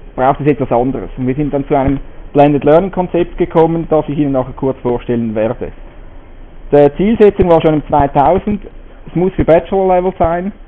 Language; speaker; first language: German; native; German